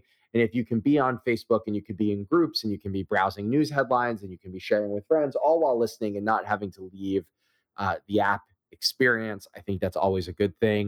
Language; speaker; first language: English; native; English